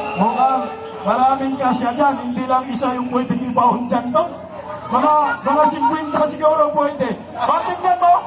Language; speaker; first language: Filipino; non-native, local second language; Cebuano